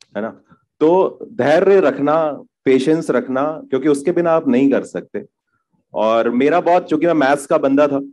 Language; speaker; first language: Hindi; native; Hindi